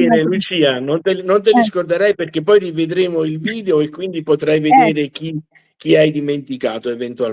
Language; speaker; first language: Italian; native; Italian